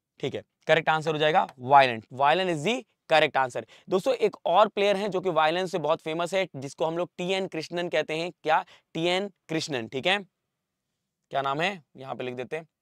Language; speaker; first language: Hindi; native; Hindi